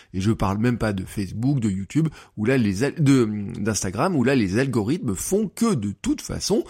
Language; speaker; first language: French; native; French